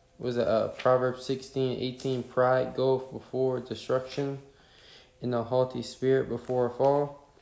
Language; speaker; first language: English; native; English